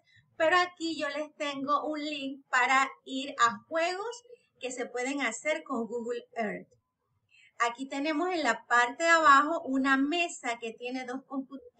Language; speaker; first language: Spanish; native; Spanish